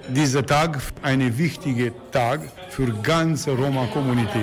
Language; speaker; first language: German; non-native, learner; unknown